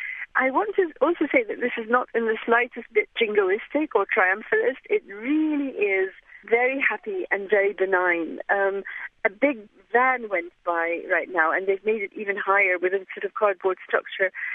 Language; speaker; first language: English; non-native, fluent; Arabic